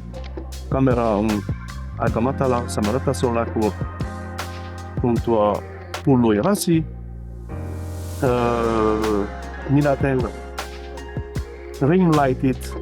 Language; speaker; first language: Finnish; non-native, fluent; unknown